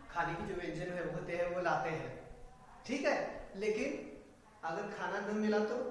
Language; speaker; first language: Hindi; non-native, local second language; Marathi